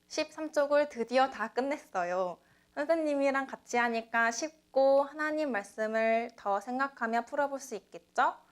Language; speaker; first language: Korean; native; Korean